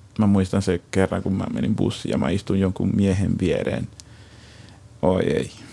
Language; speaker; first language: Finnish; non-native, fluent; Spanish